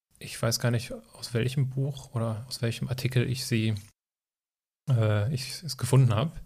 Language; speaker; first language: German; native; German